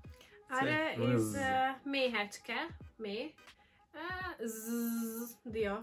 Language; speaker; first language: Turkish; non-native, learner; Hungarian